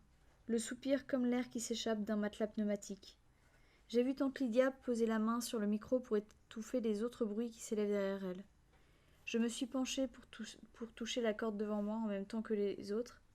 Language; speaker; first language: French; native; French